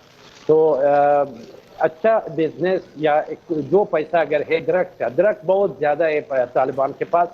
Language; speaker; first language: Hindi; non-native, fluent; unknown